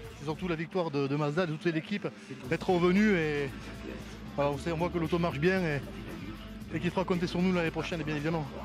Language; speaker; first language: French; native; French